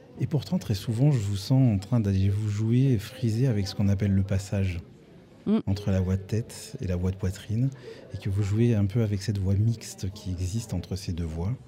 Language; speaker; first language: French; native; French